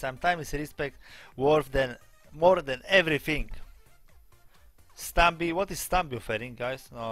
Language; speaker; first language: English; non-native, learner; Polish